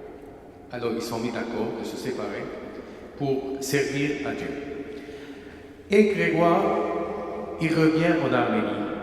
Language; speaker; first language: French; non-native, fluent; Armenian